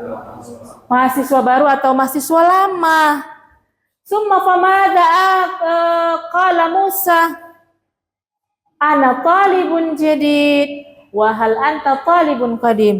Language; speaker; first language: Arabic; non-native, fluent; Indonesian